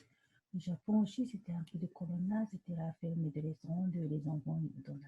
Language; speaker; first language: French; non-native, learner; Japanese